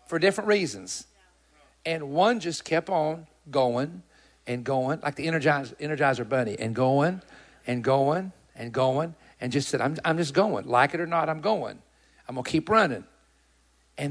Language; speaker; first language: English; native; English